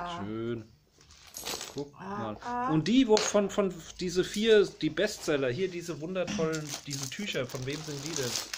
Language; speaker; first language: German; native; German